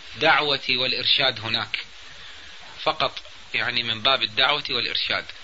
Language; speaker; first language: Arabic; native; Arabic